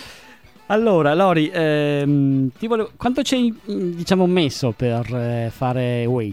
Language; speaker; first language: Italian; native; Italian